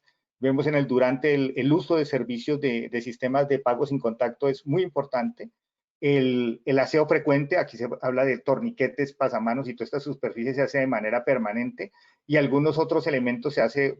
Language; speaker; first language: Spanish; native; Spanish